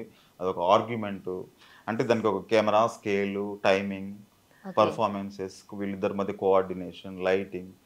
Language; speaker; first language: Telugu; native; Telugu